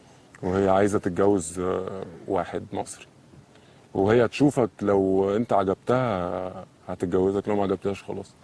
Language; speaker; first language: Arabic; native; Arabic